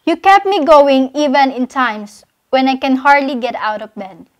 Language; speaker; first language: English; non-native, local second language; Filipino